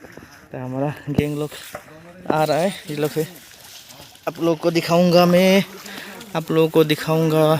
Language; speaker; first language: Hindi; non-native, local second language; Nepali